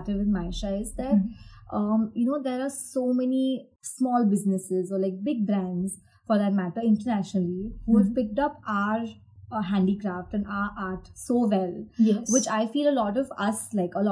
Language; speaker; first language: English; non-native, local second language; Gujarati